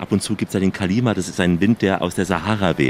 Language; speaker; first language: German; native; German